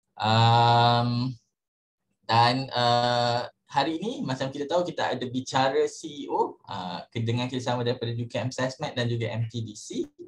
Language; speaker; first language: Malay; native; Malay